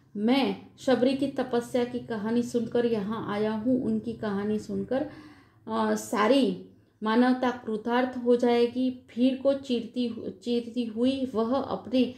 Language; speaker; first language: Hindi; non-native, local second language; Gujarati